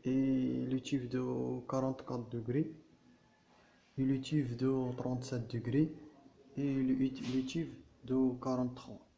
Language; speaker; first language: French; non-native, learner; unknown